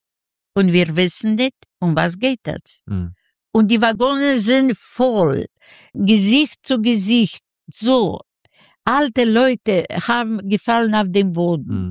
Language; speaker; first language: German; non-native, fluent; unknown